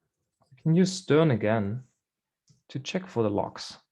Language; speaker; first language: English; non-native, fluent; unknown